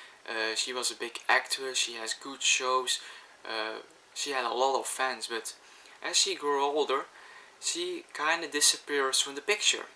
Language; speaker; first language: English; non-native, fluent; Dutch